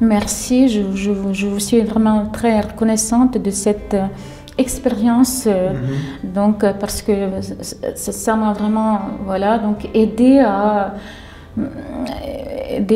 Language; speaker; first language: French; non-native, fluent; Ukrainian